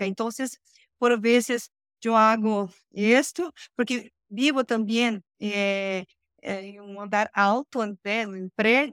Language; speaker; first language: Spanish; non-native, learner; Portuguese